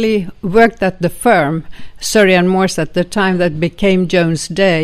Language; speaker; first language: English; non-native, fluent; Swedish